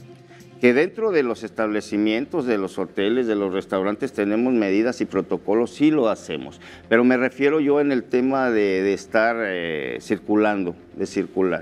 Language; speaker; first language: Spanish; native; Spanish